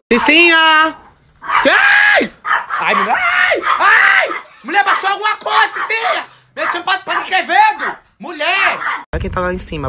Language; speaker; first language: Portuguese; native; Portuguese